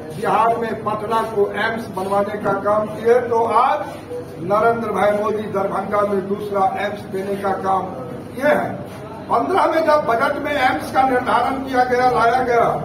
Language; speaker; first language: Hindi; native; Hindi